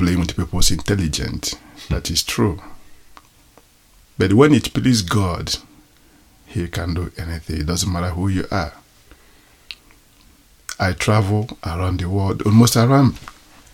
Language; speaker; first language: English; non-native, local second language; Igbo